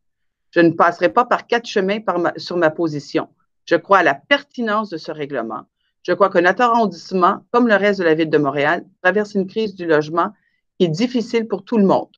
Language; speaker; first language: French; native; French